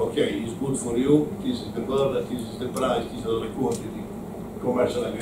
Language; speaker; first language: English; non-native, learner; Italian